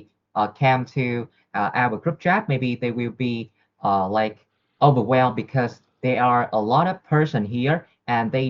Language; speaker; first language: English; non-native, learner; Vietnamese